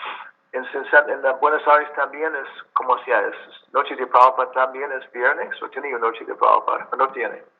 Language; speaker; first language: Spanish; non-native, learner; English